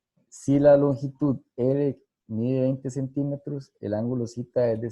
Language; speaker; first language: Spanish; native; Spanish